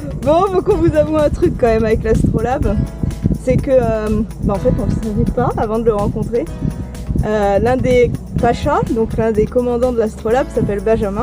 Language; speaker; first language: French; native; French